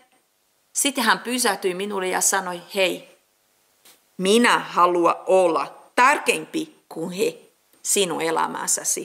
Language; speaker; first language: Finnish; non-native, learner; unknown